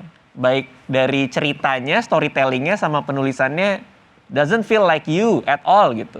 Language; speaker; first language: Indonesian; native; Indonesian